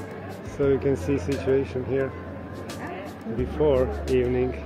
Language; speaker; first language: English; non-native, learner; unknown